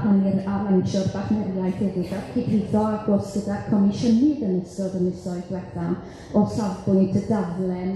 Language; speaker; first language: Welsh; native; Welsh